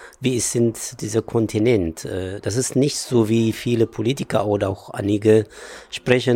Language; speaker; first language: German; non-native, fluent; Amharic